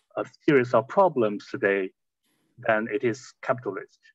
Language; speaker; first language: English; non-native, fluent; Chinese